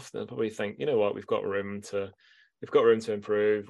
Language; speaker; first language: English; native; English